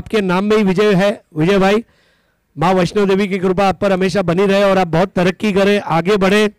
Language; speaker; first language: Hindi; non-native, local second language; Marathi